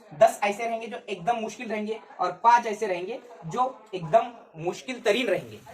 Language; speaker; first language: Hindi; native; Hindi